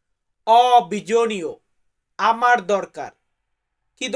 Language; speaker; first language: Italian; non-native, learner; Bangla